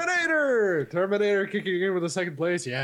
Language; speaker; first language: English; native; English